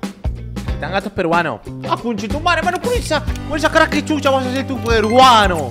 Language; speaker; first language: Spanish; native; Spanish